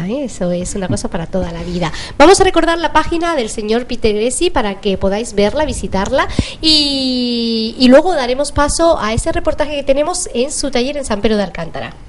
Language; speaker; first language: Spanish; native; Spanish